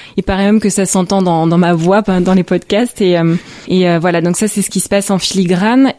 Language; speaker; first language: French; native; French